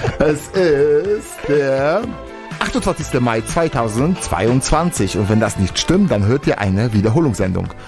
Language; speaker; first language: German; non-native, fluent; Polish